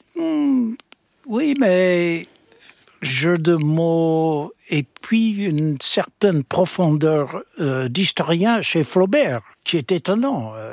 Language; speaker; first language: French; non-native, fluent; English